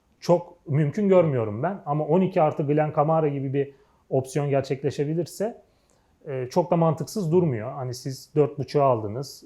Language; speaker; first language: Turkish; native; Turkish